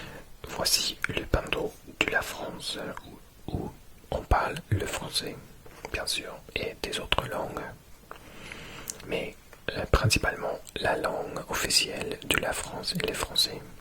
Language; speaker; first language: French; non-native, learner; English